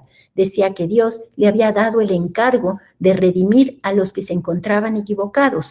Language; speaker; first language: Spanish; native; Spanish